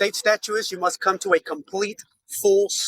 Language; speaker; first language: English; native; English